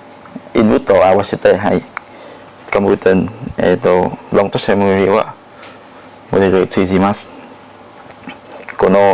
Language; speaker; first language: Japanese; non-native, learner; Thai